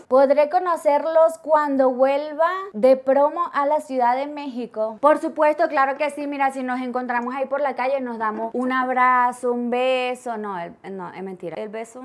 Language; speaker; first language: Spanish; native; Spanish